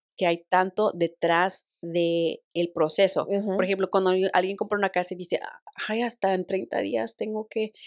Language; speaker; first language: Spanish; native; Spanish